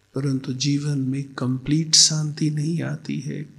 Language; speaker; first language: Hindi; native; Hindi